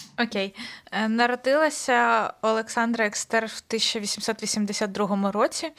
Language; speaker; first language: Ukrainian; native; Ukrainian